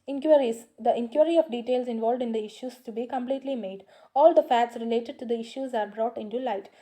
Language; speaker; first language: English; non-native, local second language; Malayalam